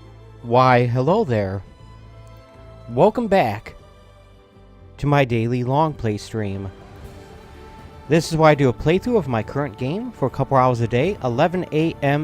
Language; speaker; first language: English; native; English